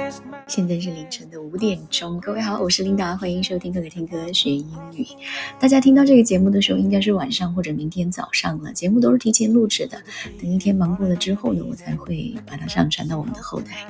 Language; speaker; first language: Chinese; native; Chinese